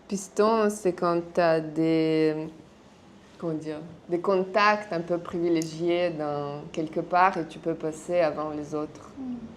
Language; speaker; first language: French; non-native, fluent; Russian